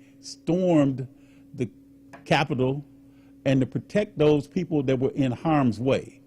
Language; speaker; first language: English; native; English